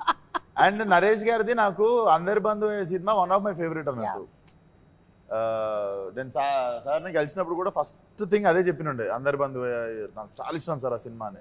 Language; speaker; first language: Telugu; native; Telugu